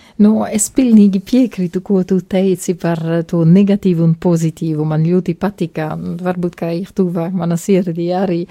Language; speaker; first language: Latvian; non-native, fluent; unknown